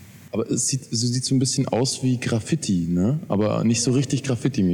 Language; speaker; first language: German; native; German